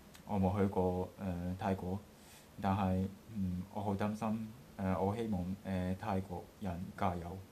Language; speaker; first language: Cantonese; non-native, learner; Japanese